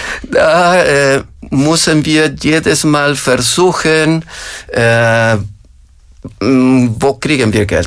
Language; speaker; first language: German; non-native, fluent; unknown